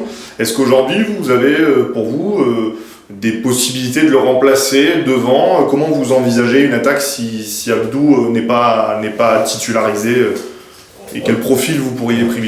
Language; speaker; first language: French; native; French